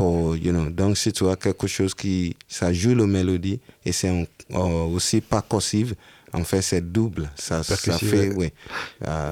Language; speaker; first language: French; non-native, learner; Yoruba